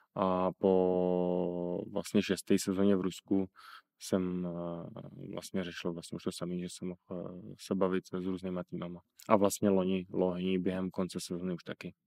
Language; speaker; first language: Czech; native; Czech